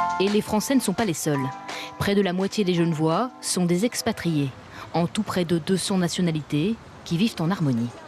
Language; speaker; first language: French; native; French